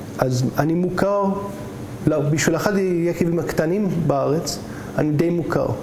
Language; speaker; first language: Hebrew; non-native, fluent; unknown